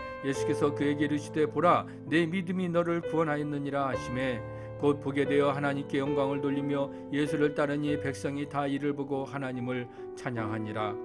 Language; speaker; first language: Korean; native; Korean